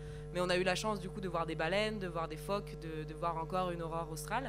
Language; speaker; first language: French; native; French